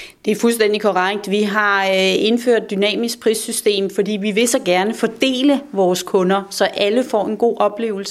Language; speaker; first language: Danish; native; Danish